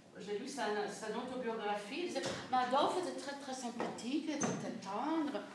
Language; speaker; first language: French; non-native, fluent; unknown